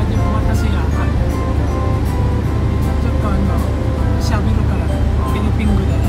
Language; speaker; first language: Japanese; non-native, learner; Filipino